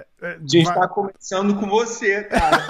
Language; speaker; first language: Portuguese; early bilingual, heritage; English